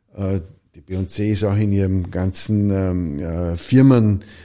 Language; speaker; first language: German; native; German